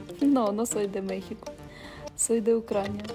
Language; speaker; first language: Spanish; non-native, learner; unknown